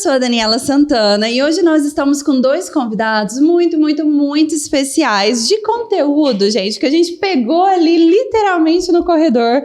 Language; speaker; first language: Portuguese; native; Portuguese